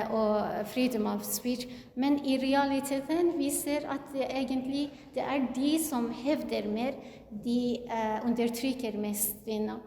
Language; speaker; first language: Norwegian; non-native, learner; Kurdish